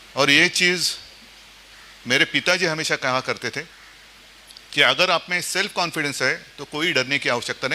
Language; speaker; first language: Hindi; non-native, local second language; Marathi